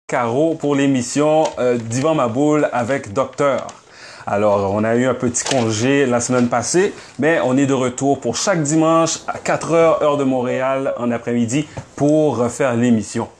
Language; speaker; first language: French; native; French